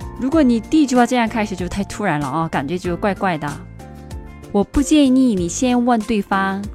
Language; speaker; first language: Chinese; non-native, fluent; Korean